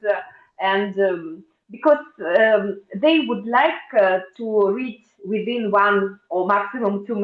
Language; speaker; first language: English; non-native, fluent; Russian